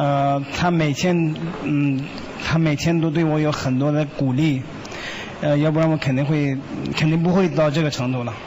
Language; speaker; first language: Chinese; non-native, fluent; Persian